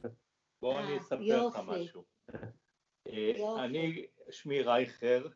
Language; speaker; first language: Hebrew; early bilingual, other home language; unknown